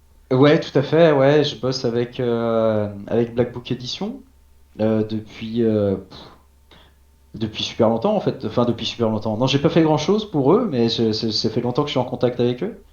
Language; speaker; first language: French; native; French